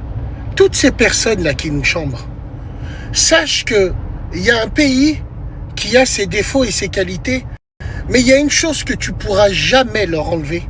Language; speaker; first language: French; native; French